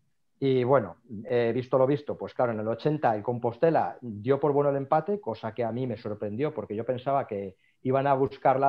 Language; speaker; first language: Spanish; native; Spanish